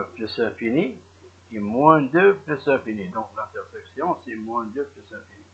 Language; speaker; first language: French; non-native, local second language; Arabic